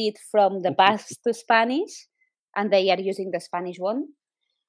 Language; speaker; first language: English; non-native, fluent; Spanish